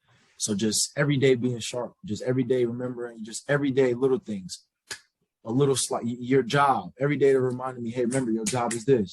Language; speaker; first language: English; native; English